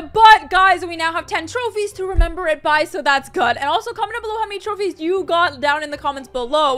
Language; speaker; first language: English; native; English